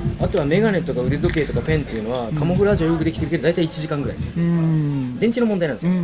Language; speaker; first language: Japanese; native; Japanese